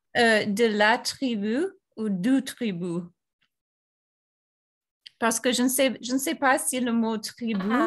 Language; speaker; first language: French; non-native, fluent; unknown